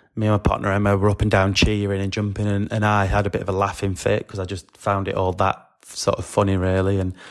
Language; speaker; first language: English; native; English